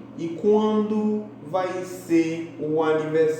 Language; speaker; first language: Portuguese; non-native, fluent; Haitian Creole